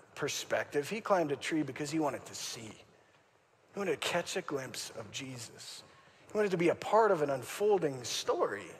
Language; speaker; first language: English; native; English